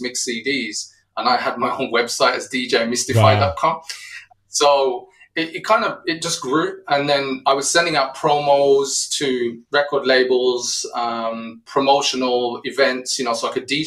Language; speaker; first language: English; native; English